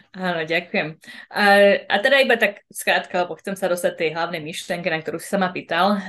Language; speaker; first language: Slovak; early bilingual, heritage; Slovak